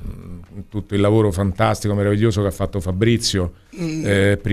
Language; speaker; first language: Italian; native; Italian